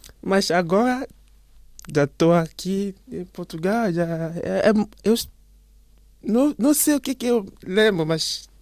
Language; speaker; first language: Portuguese; non-native, learner; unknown